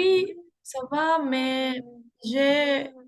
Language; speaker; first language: French; non-native, learner; Spanish